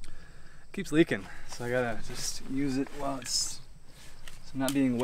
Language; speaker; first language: English; native; English